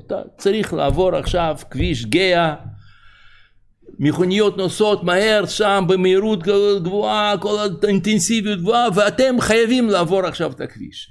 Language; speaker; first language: Hebrew; non-native, fluent; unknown